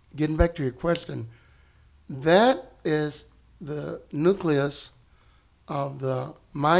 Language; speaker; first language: English; early bilingual, other home language; Spanish